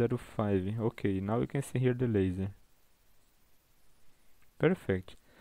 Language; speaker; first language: English; non-native, fluent; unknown